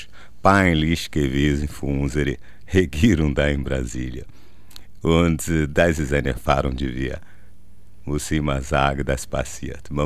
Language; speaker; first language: German; non-native, learner; Portuguese